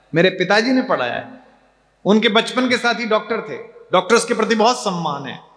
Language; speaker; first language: Hindi; native; Hindi